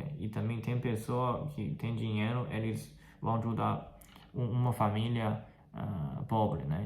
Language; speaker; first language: Portuguese; non-native, fluent; Chinese